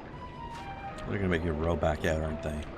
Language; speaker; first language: English; native; English